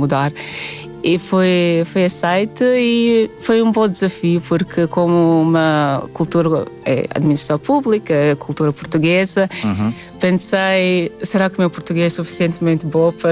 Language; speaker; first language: Portuguese; non-native, fluent; Latvian